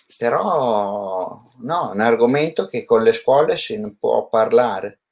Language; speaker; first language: Italian; native; Italian